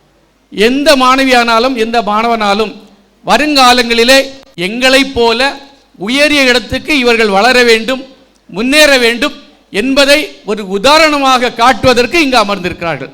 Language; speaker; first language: Tamil; native; Tamil